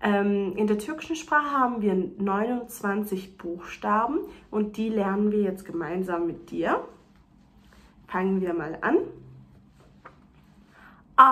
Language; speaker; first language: German; non-native, fluent; Turkish